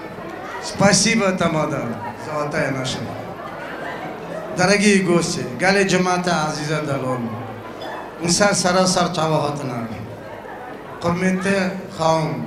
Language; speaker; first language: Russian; non-native, local second language; Kurdish